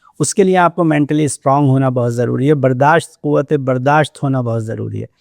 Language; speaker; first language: Hindi; native; Hindi